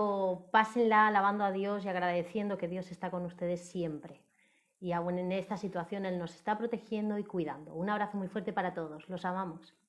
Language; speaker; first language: Spanish; native; Spanish